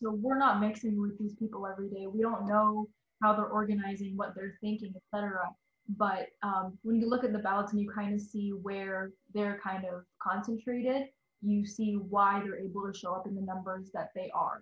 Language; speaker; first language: English; native; English